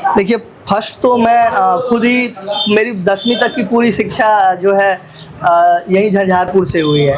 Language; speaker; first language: Hindi; native; Hindi